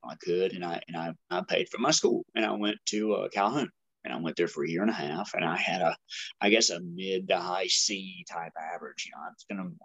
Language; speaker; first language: English; native; English